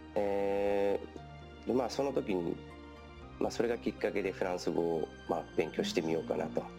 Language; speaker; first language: Japanese; native; Japanese